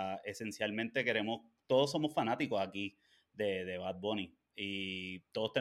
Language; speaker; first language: Spanish; native; Spanish